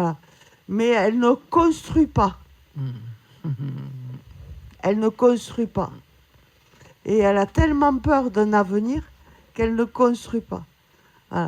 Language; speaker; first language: French; native; French